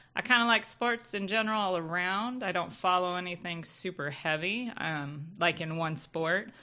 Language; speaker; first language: English; native; English